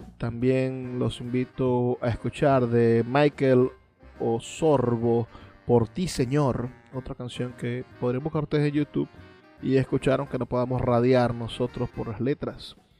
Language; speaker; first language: Spanish; native; Spanish